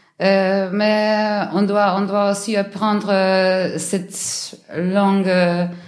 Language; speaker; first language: French; non-native, learner; Polish